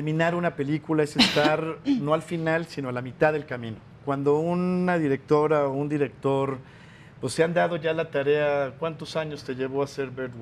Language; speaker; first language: Spanish; native; Spanish